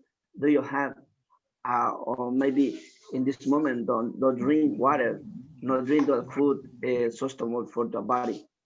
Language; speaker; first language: English; non-native, learner; Spanish